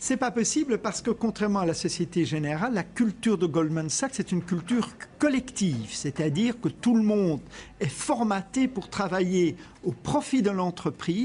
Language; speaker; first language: French; native; French